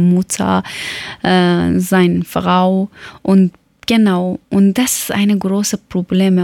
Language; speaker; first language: German; non-native, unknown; Persian